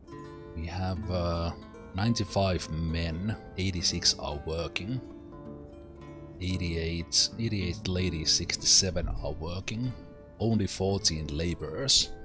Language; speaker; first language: English; non-native, fluent; Finnish